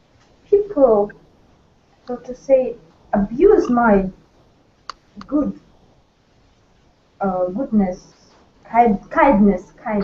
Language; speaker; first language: English; non-native, learner; Russian